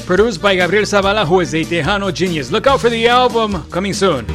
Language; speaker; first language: English; early bilingual, other home language; Spanish